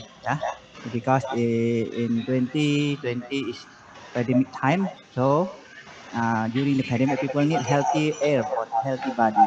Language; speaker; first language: English; non-native, learner; Indonesian